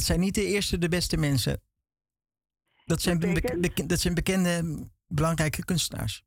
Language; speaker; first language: Dutch; native; Dutch